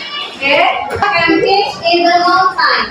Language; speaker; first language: English; non-native, learner; Indonesian